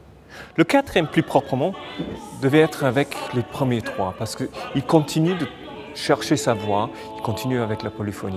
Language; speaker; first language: French; non-native, fluent; English